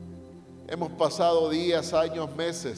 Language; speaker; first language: Spanish; native; Spanish